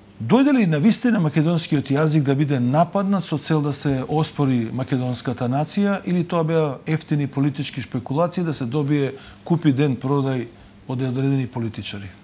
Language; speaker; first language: Macedonian; native; Macedonian